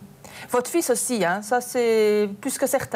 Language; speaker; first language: French; native; French